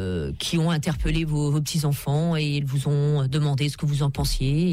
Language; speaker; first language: French; native; French